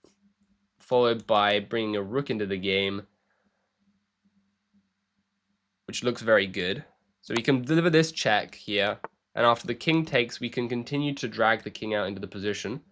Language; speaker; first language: English; native; English